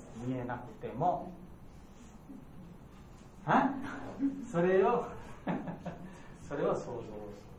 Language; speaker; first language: Japanese; non-native, learner; Bangla